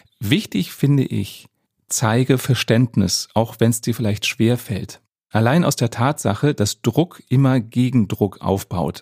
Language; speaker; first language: German; native; German